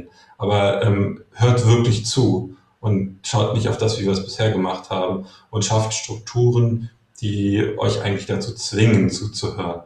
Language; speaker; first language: German; native; German